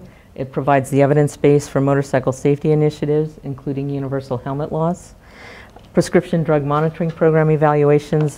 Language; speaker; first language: English; native; English